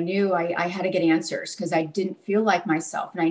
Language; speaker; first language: English; native; English